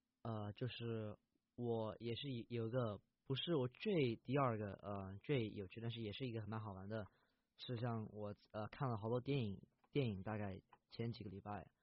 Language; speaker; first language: Chinese; early bilingual, heritage; Chinese